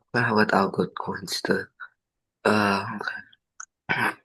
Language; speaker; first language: English; non-native, fluent; Indonesian